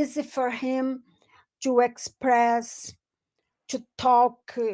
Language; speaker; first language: English; non-native, learner; Portuguese